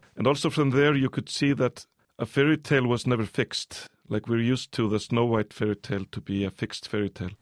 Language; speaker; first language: English; early bilingual, other home language; Icelandic